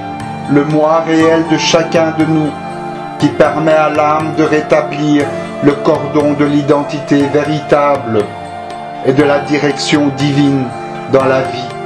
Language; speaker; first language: French; native; French